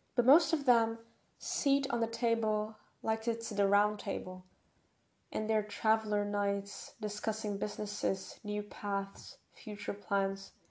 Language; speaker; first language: English; non-native, fluent; Portuguese